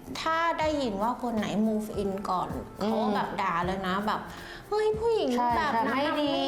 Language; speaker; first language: Thai; non-native, fluent; Vietnamese